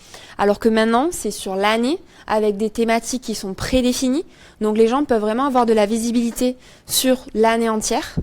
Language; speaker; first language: French; native; French